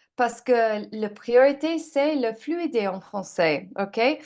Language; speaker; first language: French; non-native, learner; English